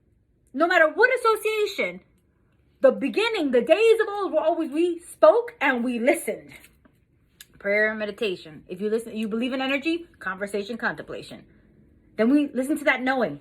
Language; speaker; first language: English; native; English